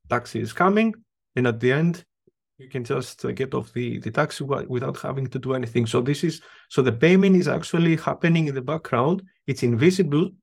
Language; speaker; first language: English; non-native, fluent; Greek